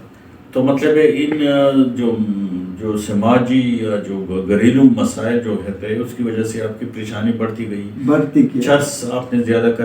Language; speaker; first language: Urdu; native; Urdu